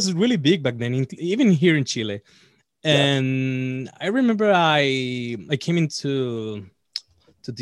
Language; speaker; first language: English; non-native, fluent; Spanish